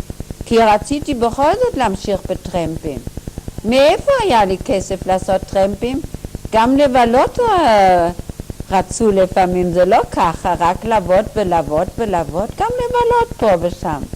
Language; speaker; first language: Hebrew; non-native, fluent; German